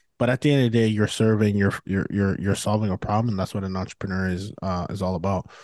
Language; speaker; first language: English; native; English